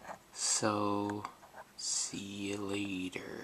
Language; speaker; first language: English; native; English